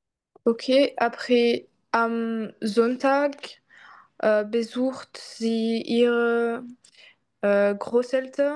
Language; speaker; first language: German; non-native, learner; French